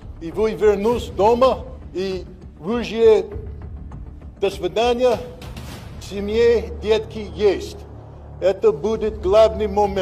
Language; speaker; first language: Russian; non-native, learner; English